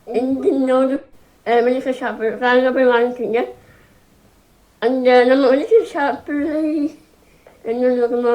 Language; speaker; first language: Norwegian; early bilingual, heritage; Tamil